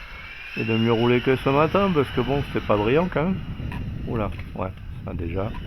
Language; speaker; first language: French; native; French